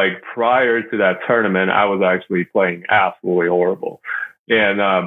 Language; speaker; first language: English; non-native, fluent; Chinese